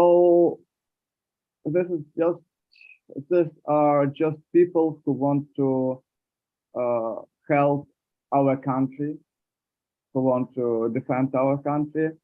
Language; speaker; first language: English; non-native, learner; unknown